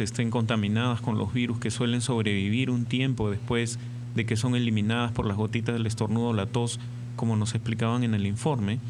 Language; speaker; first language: Spanish; native; Spanish